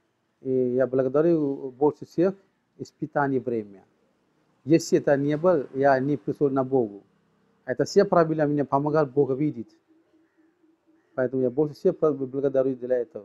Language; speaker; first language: Russian; non-native, learner; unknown